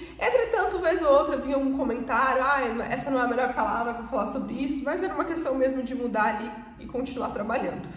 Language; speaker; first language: Portuguese; native; Portuguese